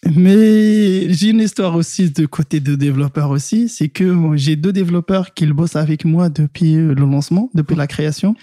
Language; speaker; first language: French; non-native, local second language; Arabic